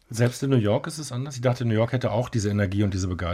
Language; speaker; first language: German; native; German